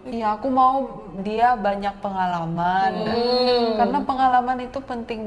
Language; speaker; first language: Indonesian; early bilingual, other home language; Korean